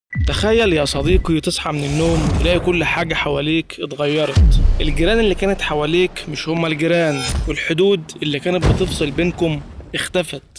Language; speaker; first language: Arabic; native; Arabic